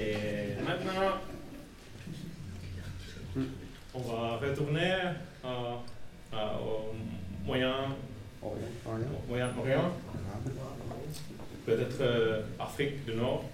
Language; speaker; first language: French; non-native, learner; Finnish